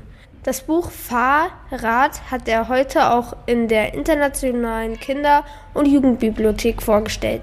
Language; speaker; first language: German; native; German